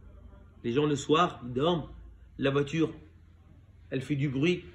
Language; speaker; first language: French; native; French